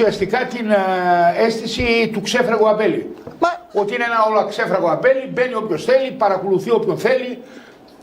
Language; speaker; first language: Greek; native; Greek